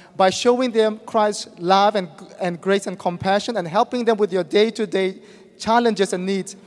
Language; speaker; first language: English; non-native, fluent; Burmese